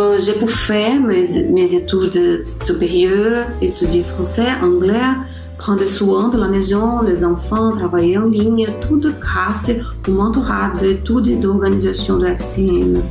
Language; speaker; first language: French; non-native, learner; Portuguese